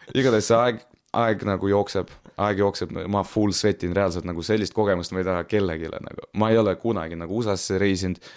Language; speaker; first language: Estonian; non-native, local second language; Russian